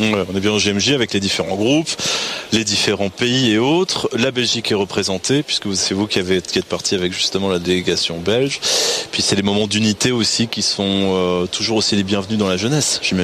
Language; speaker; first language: French; native; French